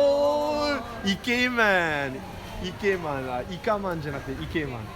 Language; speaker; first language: Japanese; non-native, learner; English